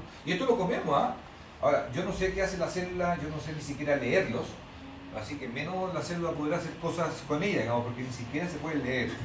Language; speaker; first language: Spanish; native; Spanish